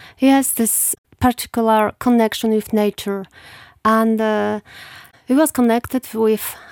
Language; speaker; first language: English; non-native, fluent; Polish